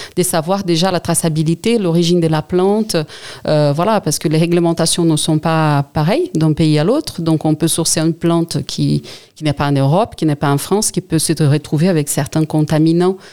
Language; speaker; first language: French; non-native, fluent; Portuguese